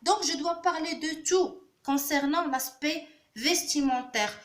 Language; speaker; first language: French; non-native, local second language; Arabic